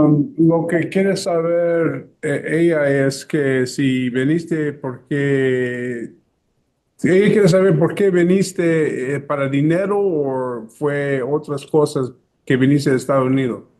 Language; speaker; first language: Spanish; early bilingual, heritage; English